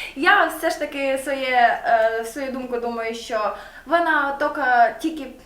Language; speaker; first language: Ukrainian; non-native, local second language; Russian